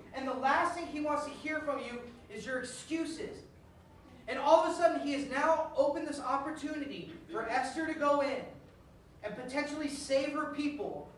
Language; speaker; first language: English; native; English